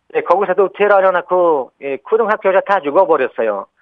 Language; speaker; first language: Korean; non-native, learner; Persian